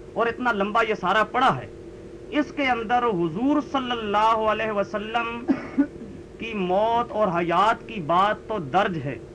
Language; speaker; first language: Urdu; native; Urdu